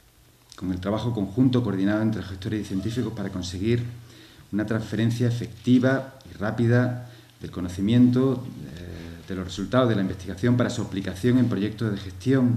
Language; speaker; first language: Spanish; native; Spanish